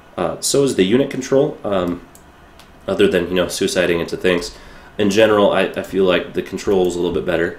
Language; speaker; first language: English; native; English